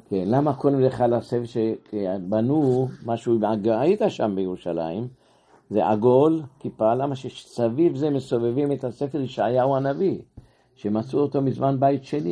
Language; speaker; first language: Hebrew; non-native, fluent; Persian